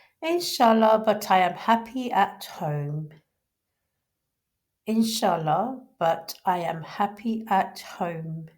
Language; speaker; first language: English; non-native, local second language; Urdu